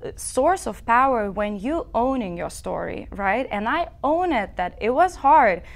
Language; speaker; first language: English; non-native, fluent; Lithuanian